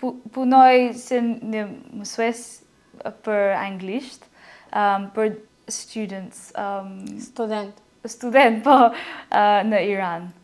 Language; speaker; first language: Albanian; non-native, learner; English